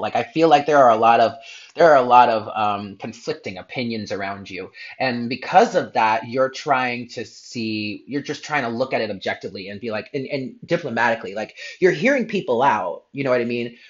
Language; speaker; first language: English; native; English